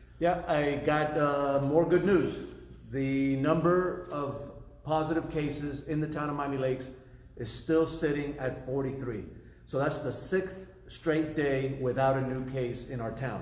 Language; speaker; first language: English; early bilingual, other home language; Spanish